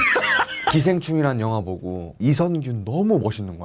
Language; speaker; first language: Korean; native; Korean